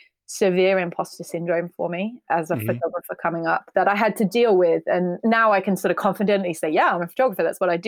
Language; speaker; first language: English; native; English